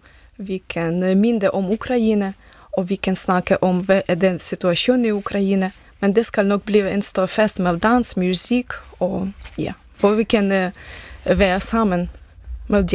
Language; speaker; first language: Danish; non-native, learner; Ukrainian